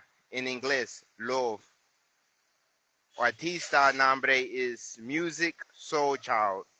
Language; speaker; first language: Spanish; non-native, learner; English